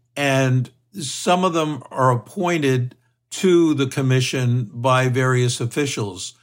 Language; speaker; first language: English; native; English